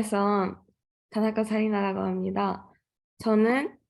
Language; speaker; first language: Korean; non-native, fluent; Japanese